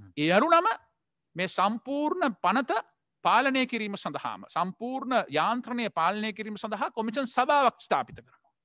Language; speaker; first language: Sinhala; non-native, local second language; Tamil